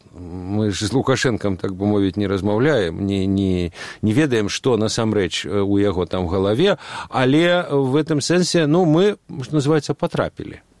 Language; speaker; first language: Belarusian; non-native, local second language; Russian